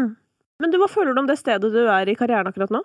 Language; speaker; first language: Norwegian; native; Norwegian